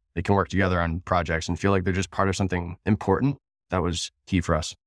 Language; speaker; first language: English; native; English